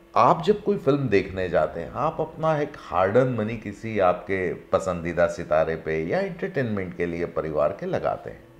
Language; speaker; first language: Hindi; native; Hindi